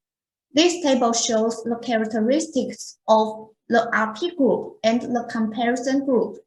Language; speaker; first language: English; non-native, fluent; Chinese